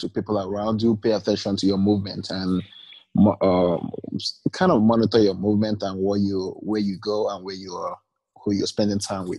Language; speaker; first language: English; non-native, local second language; Igbo